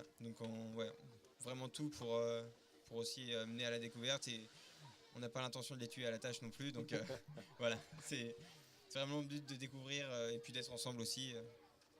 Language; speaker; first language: French; native; French